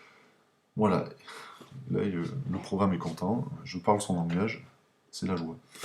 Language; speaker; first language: French; native; French